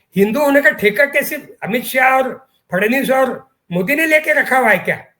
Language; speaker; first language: Hindi; non-native, local second language; Marathi